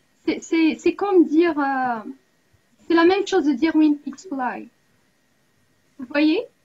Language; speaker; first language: French; non-native, fluent; Arabic